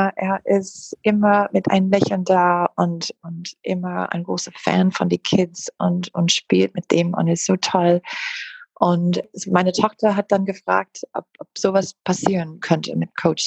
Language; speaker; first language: German; non-native, fluent; English